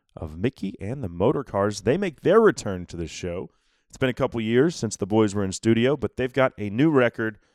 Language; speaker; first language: English; native; English